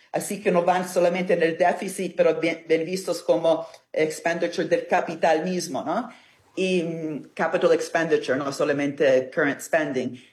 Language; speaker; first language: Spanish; non-native, fluent; Italian